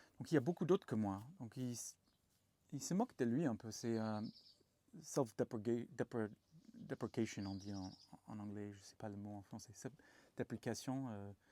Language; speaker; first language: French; non-native, fluent; English